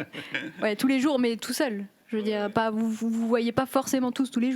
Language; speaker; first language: French; native; French